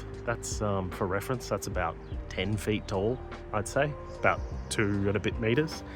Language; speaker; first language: English; native; English